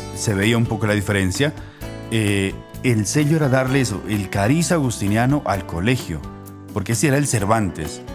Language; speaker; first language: Spanish; native; Spanish